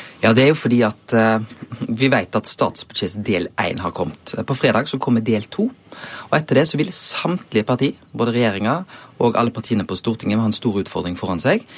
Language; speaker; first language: Norwegian; native; Norwegian